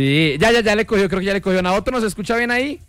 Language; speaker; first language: Spanish; native; Spanish